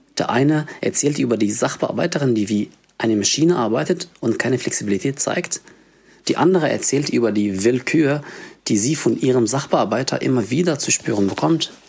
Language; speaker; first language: German; non-native, fluent; Arabic